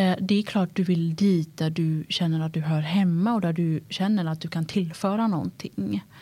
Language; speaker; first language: Swedish; early bilingual, other home language; Tigrinya